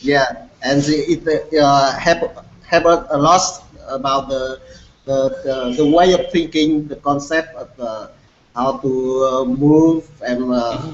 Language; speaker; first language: English; non-native, learner; Vietnamese